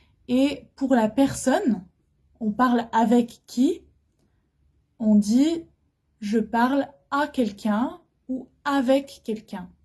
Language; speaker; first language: French; non-native, fluent; Arabic